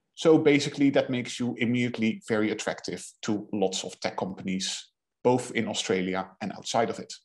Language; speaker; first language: English; non-native, fluent; Dutch